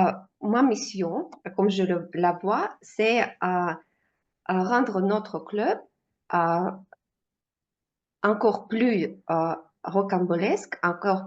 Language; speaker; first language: French; non-native, fluent; Russian